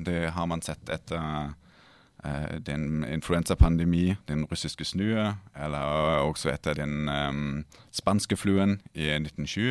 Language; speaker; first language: Norwegian; non-native, fluent; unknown